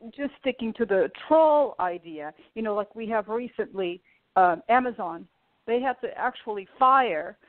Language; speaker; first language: English; early bilingual, other home language; Portuguese